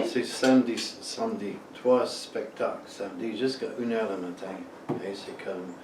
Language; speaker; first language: French; non-native, fluent; English